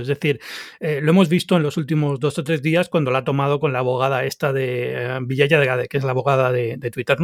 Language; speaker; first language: Spanish; native; Spanish